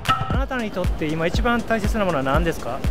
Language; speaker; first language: Japanese; non-native, fluent; English